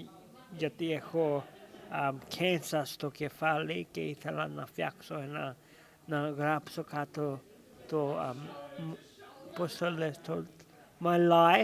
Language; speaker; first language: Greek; early bilingual, heritage; English